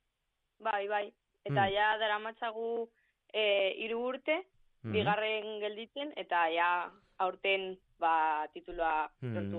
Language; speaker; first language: Basque; non-native, local second language; Spanish